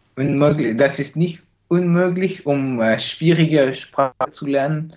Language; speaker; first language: German; non-native, learner; Chinese